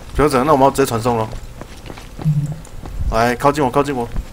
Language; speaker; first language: Chinese; native; Chinese